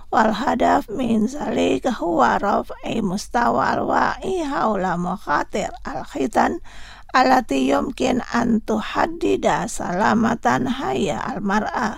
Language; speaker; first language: Arabic; non-native, fluent; Indonesian